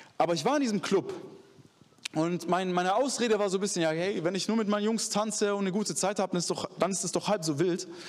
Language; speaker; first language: German; early bilingual, other home language; Arabic